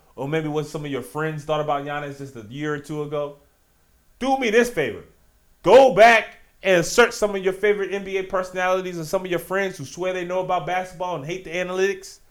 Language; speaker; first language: English; native; English